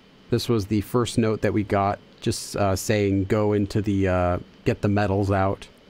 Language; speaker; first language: English; native; English